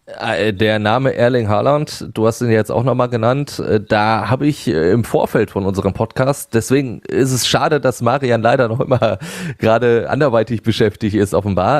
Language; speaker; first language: German; native; German